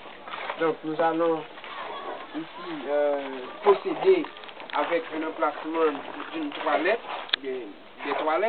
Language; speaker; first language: French; non-native, local second language; Haitian Creole